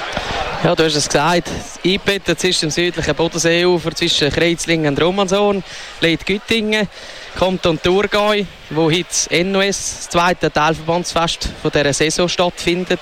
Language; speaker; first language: German; native; German